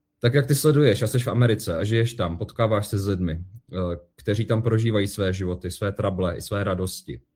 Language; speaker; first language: Czech; native; Czech